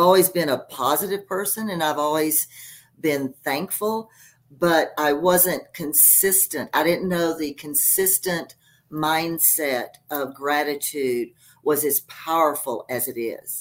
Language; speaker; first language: English; native; English